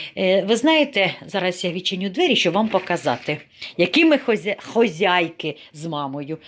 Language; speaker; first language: Ukrainian; non-native, local second language; Russian